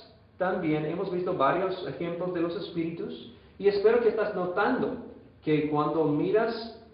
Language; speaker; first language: Spanish; non-native, fluent; English